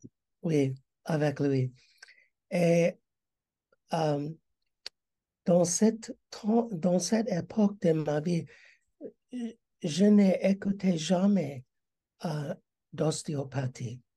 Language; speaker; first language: French; non-native, learner; English